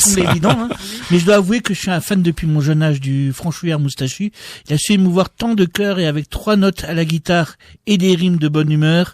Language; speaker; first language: French; native; French